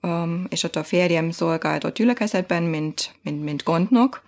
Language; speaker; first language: Hungarian; non-native, fluent; German